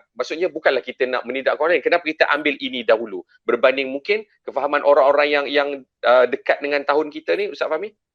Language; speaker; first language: Malay; native; Malay